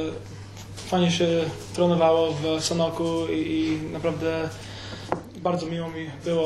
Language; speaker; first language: Polish; early bilingual, heritage; Polish